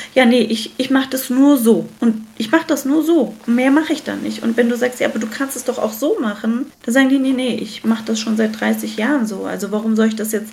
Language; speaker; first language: German; early bilingual, other home language; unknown